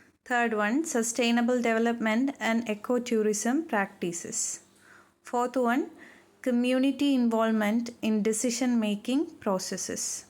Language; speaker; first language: English; non-native, local second language; Malayalam